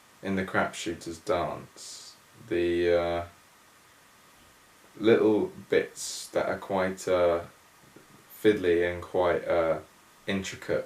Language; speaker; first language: English; native; English